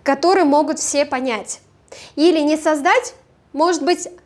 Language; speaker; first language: Russian; non-native, local second language; Kazakh